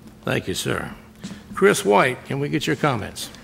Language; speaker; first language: English; native; English